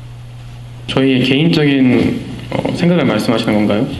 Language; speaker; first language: Korean; native; Korean